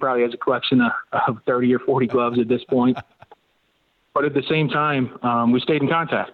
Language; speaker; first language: English; native; English